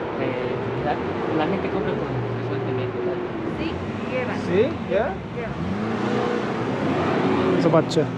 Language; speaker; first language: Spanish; non-native, learner; Polish